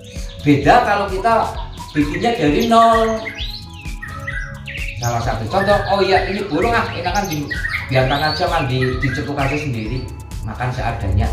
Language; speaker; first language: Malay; non-native, local second language; Javanese